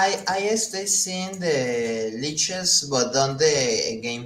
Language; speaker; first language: English; non-native, learner; Spanish